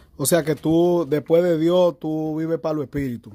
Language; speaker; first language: Spanish; native; Spanish